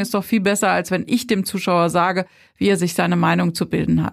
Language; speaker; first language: German; native; German